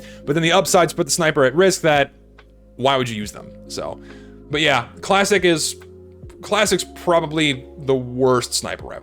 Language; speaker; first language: English; native; English